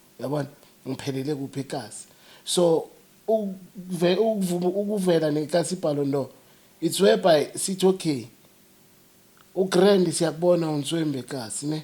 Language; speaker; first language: Zulu; native; Zulu